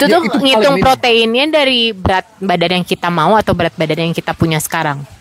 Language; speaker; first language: Indonesian; native; Indonesian